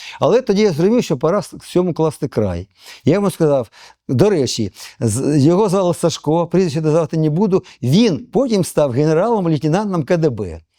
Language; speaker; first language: Ukrainian; non-native, local second language; Russian